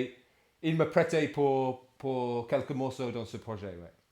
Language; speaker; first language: French; non-native, fluent; English